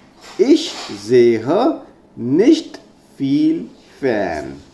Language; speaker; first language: German; non-native, fluent; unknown